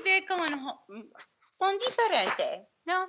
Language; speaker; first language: Spanish; non-native, learner; English